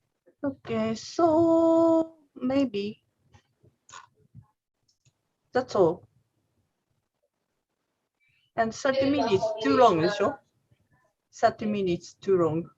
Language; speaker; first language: English; non-native, learner; Japanese